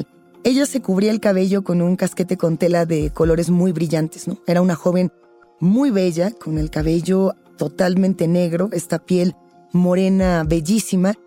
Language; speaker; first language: Spanish; native; Spanish